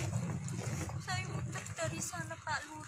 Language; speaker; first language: Indonesian; non-native, local second language; Madurese